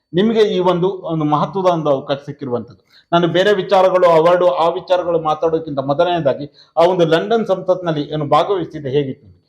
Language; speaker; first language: Kannada; native; Kannada